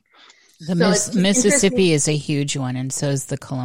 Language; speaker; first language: English; native; English